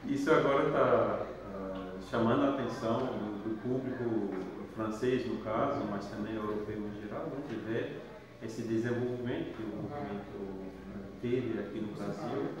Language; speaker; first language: Portuguese; non-native, fluent; French